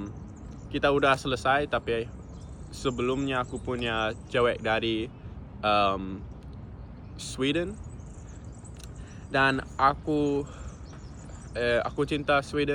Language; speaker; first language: Indonesian; non-native, fluent; English